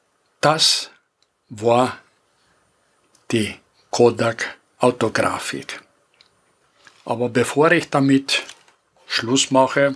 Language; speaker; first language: German; non-native, fluent; Greek